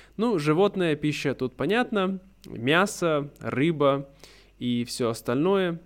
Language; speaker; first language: Russian; native; Russian